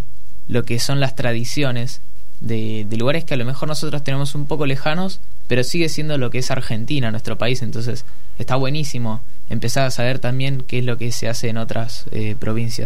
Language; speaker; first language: Spanish; native; Spanish